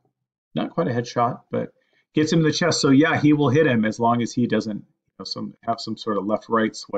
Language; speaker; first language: English; native; English